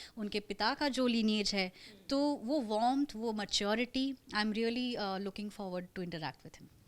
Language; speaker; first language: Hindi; non-native, local second language; Marathi